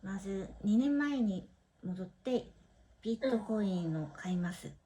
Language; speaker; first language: Japanese; non-native, learner; Korean